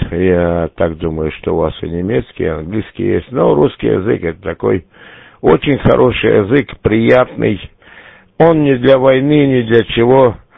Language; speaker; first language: Russian; native; Russian